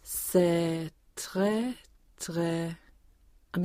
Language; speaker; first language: French; non-native, learner; Swedish